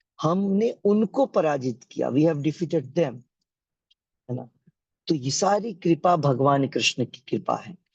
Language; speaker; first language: Hindi; native; Hindi